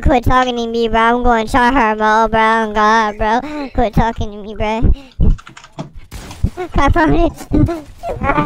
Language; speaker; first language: English; native; English